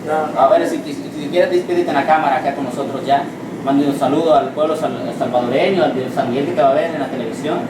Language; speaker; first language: Spanish; native; Spanish